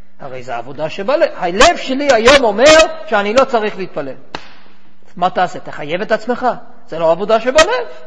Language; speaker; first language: Hebrew; non-native, fluent; English